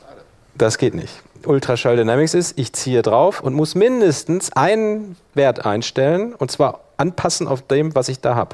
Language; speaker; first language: German; native; German